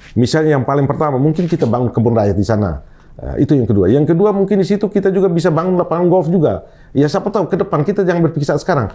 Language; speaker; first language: Indonesian; non-native, local second language; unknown